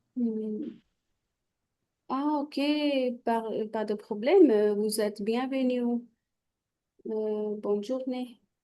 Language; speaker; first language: French; non-native, fluent; Hindi